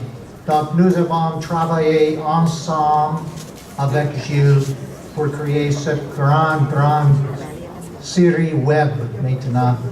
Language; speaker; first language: French; non-native, learner; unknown